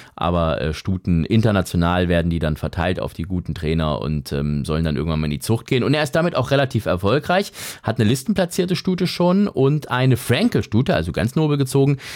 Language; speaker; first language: German; native; German